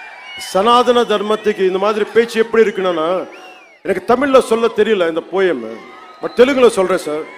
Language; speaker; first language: Tamil; non-native, fluent; Telugu